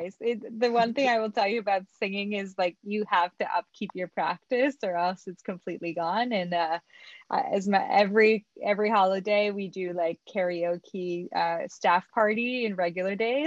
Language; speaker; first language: English; non-native, fluent; French